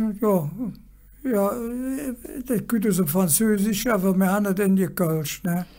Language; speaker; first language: German; native; German